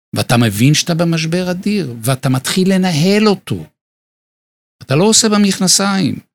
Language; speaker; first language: Hebrew; native; Hebrew